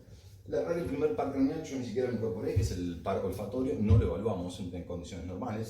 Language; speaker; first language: Spanish; native; Spanish